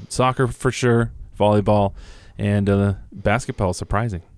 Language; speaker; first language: English; native; English